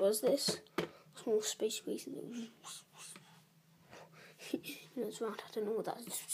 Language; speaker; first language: English; native; English